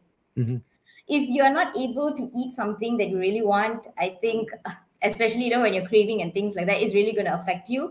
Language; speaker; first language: English; non-native, local second language; Tamil